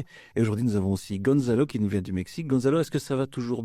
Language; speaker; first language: French; native; French